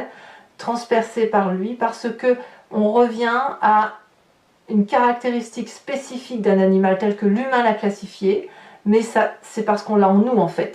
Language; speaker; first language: French; native; French